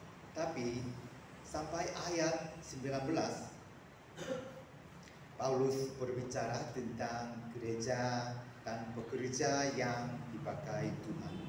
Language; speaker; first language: Indonesian; non-native, fluent; Korean